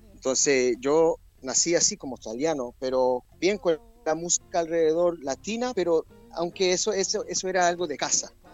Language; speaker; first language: Spanish; early bilingual, heritage; English